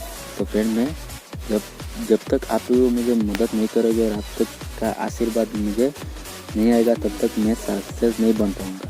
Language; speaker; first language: Hindi; non-native, local second language; Bangla